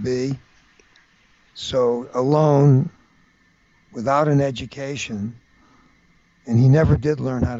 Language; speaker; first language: English; native; English